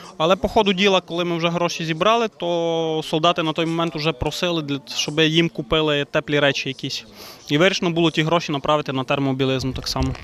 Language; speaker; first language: Ukrainian; native; Ukrainian